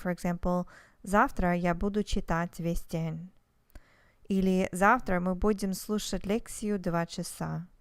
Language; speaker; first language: Russian; non-native, fluent; English